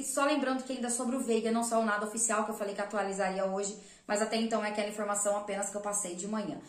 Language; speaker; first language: Portuguese; native; Portuguese